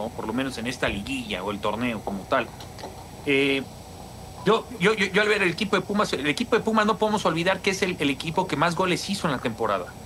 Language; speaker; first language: Spanish; native; Spanish